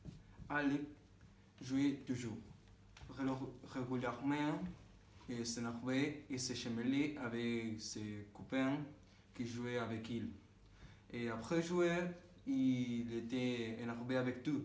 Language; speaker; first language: French; non-native, learner; Spanish